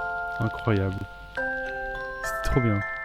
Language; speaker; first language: French; native; French